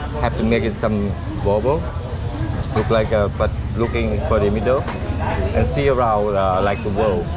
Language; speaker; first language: English; non-native, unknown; Thai